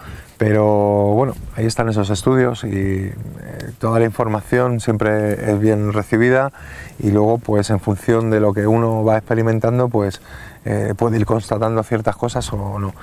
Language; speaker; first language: Spanish; native; Spanish